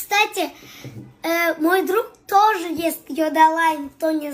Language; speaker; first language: Russian; non-native, local second language; Kazakh